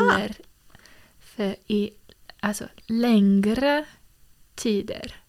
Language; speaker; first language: Swedish; early bilingual, heritage; English